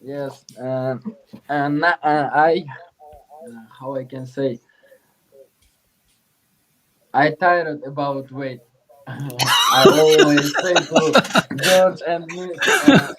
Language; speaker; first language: English; non-native, learner; Uzbek